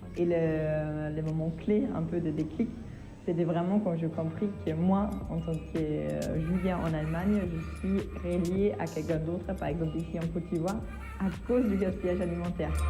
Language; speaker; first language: French; non-native, fluent; German